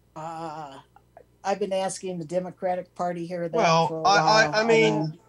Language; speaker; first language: English; native; English